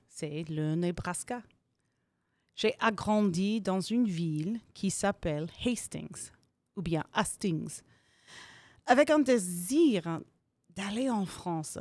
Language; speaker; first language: French; non-native, fluent; English